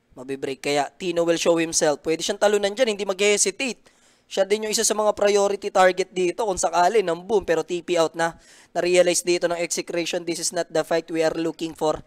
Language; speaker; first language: Filipino; native; Filipino